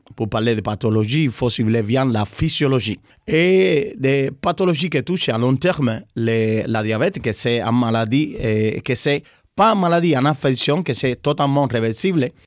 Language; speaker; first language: French; non-native, fluent; Spanish